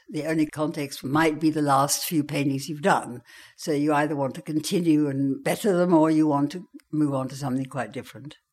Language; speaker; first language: English; native; English